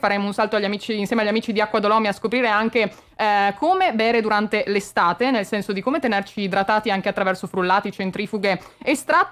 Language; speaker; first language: Italian; native; Italian